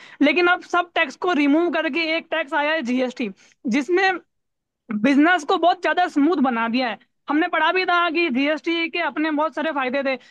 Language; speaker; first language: Hindi; native; Hindi